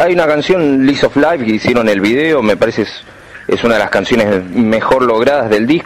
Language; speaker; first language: Spanish; native; Spanish